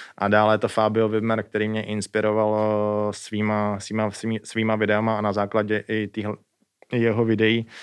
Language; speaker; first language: Czech; native; Czech